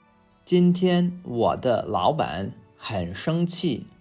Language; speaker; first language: Chinese; non-native, fluent; English